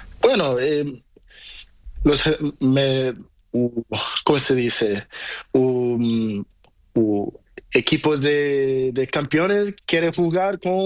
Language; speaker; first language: Spanish; non-native, learner; Portuguese